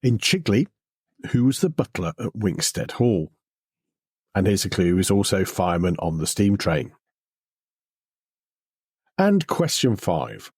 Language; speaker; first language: English; native; English